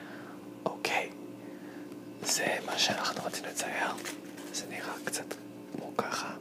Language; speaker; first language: Hebrew; non-native, fluent; English